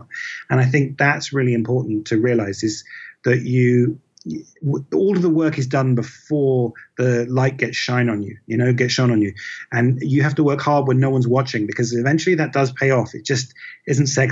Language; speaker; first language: English; native; English